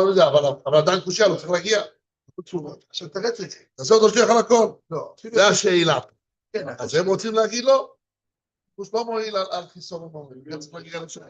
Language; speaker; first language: Hebrew; non-native, fluent; English